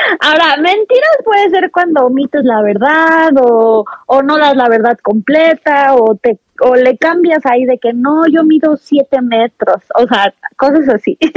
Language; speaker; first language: Spanish; native; Spanish